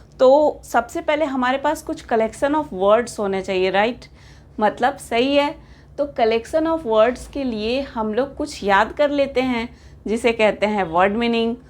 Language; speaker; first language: Hindi; native; Hindi